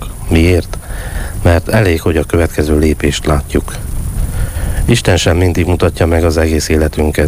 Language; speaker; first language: Hungarian; native; Hungarian